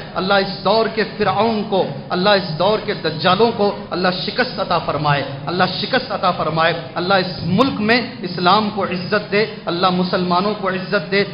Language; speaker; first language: Urdu; native; Urdu